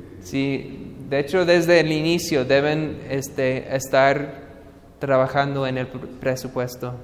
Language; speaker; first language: Spanish; non-native, fluent; English